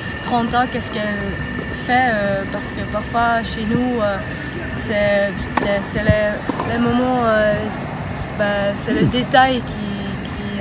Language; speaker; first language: French; non-native, fluent; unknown